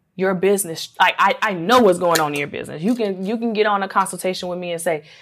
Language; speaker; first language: English; native; English